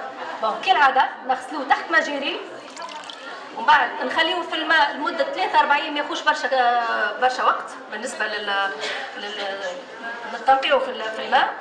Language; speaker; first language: Arabic; native; Arabic